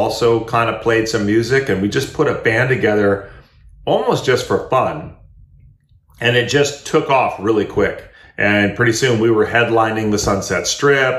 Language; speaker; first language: English; native; English